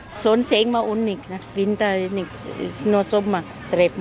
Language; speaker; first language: German; non-native, learner; Thai